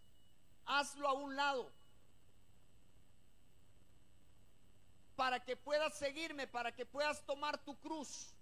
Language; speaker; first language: Spanish; native; Spanish